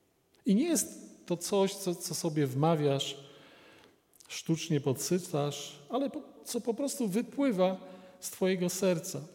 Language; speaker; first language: Polish; native; Polish